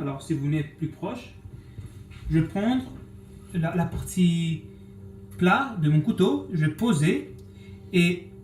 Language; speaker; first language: French; non-native, local second language; English